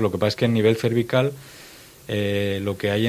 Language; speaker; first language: Spanish; native; Spanish